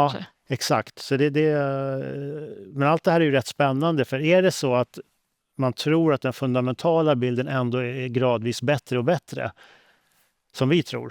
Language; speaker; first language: Swedish; native; Swedish